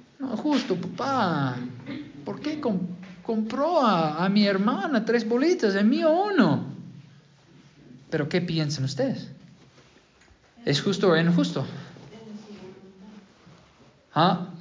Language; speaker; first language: Spanish; non-native, fluent; English